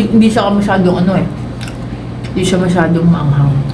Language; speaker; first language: Filipino; native; Filipino